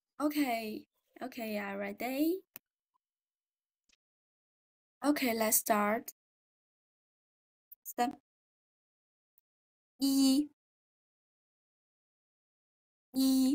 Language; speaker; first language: English; non-native, fluent; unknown